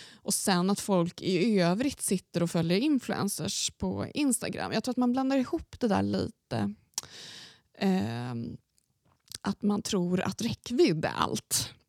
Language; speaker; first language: Swedish; native; Swedish